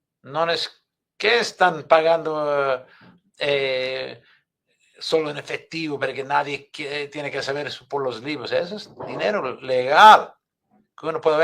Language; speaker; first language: Spanish; non-native, fluent; English